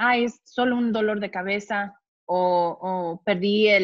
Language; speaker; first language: Spanish; early bilingual, heritage; Spanish